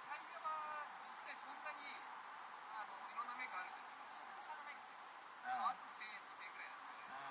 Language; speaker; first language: Japanese; native; Japanese